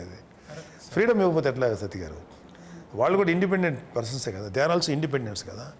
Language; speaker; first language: Telugu; native; Telugu